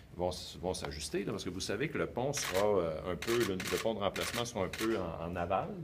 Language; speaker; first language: French; native; French